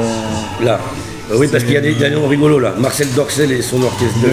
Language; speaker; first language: French; native; French